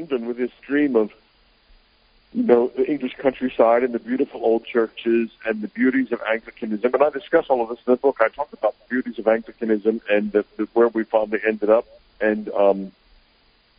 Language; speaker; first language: English; native; English